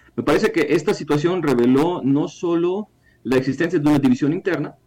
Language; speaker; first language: Spanish; non-native, fluent; Ukrainian